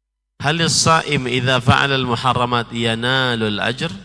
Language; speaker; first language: Arabic; non-native, fluent; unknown